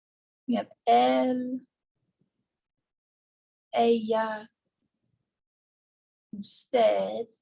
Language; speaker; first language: Spanish; non-native, fluent; English